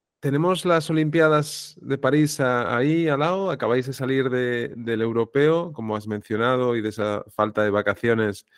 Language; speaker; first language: Spanish; native; Spanish